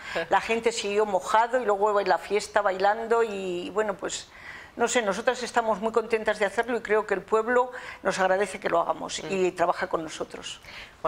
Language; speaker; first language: Spanish; native; Spanish